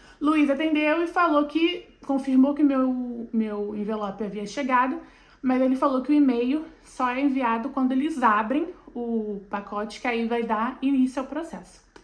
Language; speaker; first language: Portuguese; native; Portuguese